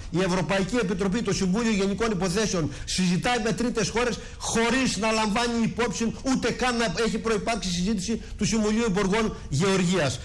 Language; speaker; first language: Greek; native; Greek